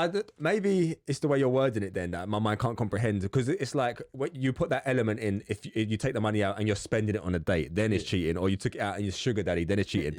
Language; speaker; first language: English; native; English